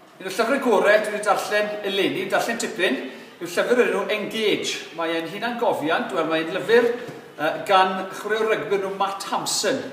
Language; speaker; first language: Welsh; native; Welsh